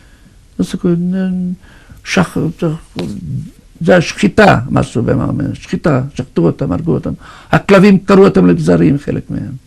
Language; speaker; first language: Hebrew; non-native, fluent; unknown